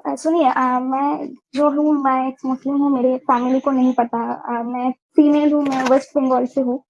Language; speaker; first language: Hindi; non-native, local second language; Bangla